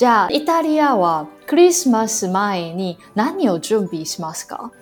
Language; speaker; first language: Japanese; non-native, learner; Chinese